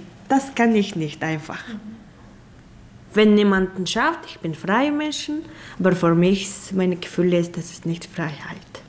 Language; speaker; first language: German; non-native, learner; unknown